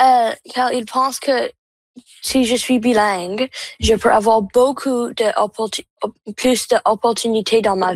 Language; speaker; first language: French; non-native, local second language; English